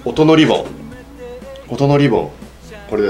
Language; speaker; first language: Japanese; native; Japanese